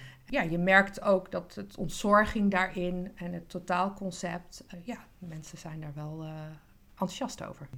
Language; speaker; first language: Dutch; non-native, fluent; English